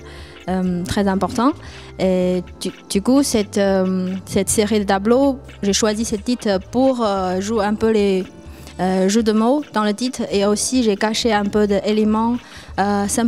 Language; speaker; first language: French; non-native, fluent; Chinese